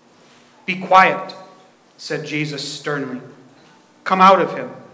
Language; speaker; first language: English; native; English